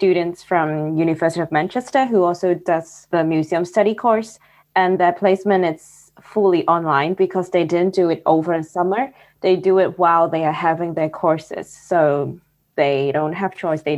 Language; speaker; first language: English; non-native, local second language; Cantonese